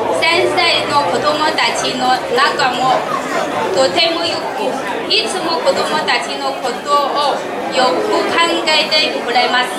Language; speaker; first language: Japanese; non-native, learner; Chinese